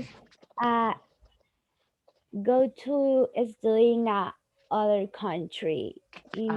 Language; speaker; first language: English; non-native, learner; Spanish